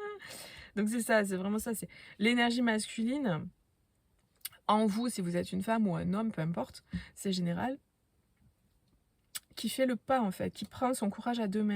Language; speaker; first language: French; native; French